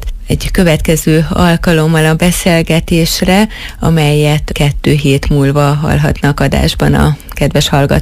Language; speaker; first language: Hungarian; native; Hungarian